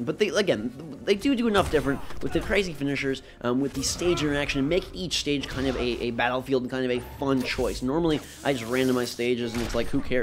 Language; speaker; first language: English; native; English